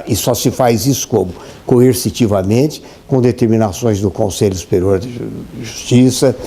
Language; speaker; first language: Portuguese; native; Portuguese